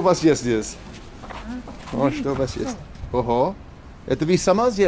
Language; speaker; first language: Russian; non-native, learner; English